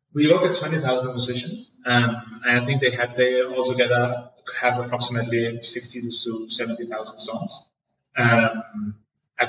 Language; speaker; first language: English; non-native, fluent; Danish